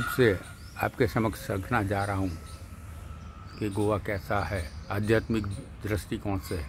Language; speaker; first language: Hindi; non-native, local second language; Gujarati